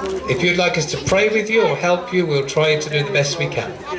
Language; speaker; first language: English; native; English